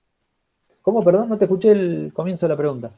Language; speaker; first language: Spanish; native; Spanish